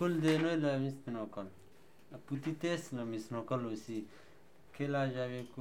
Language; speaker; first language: French; non-native, learner; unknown